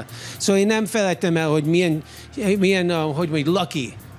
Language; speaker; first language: Hungarian; early bilingual, heritage; English